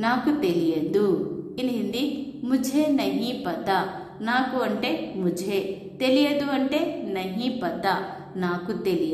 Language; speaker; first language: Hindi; non-native, local second language; Telugu